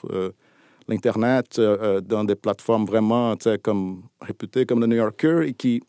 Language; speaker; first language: French; non-native, fluent; Portuguese